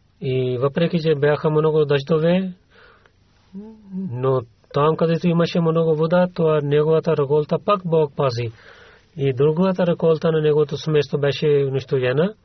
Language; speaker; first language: Bulgarian; non-native, learner; Urdu